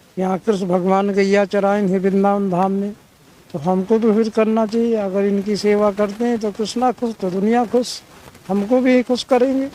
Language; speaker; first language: Hindi; native; Hindi